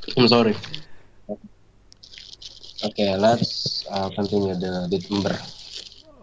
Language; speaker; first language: English; non-native, learner; Indonesian